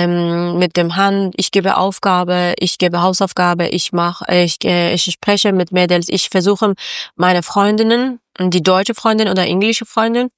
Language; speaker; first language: German; non-native, learner; Persian